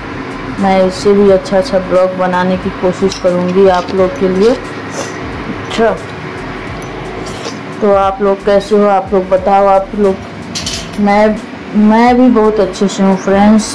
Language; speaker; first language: Hindi; non-native, local second language; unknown